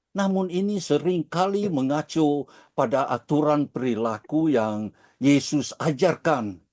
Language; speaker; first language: Indonesian; early bilingual, heritage; Dutch